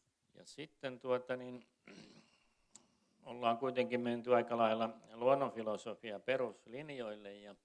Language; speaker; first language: Finnish; native; Finnish